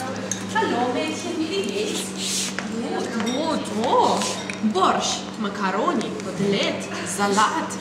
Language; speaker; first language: German; non-native, learner; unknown